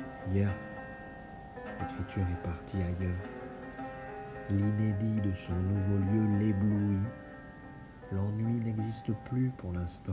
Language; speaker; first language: French; native; French